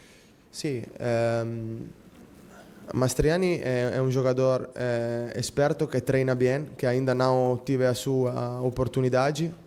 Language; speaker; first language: Portuguese; non-native, fluent; Spanish